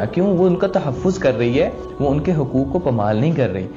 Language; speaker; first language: Urdu; native; Urdu